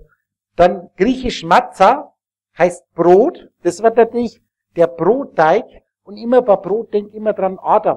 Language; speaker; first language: German; native; German